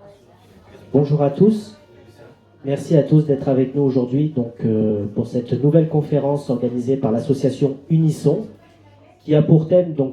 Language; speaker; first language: French; native; French